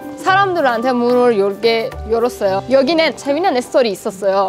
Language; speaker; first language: Korean; non-native, fluent; Persian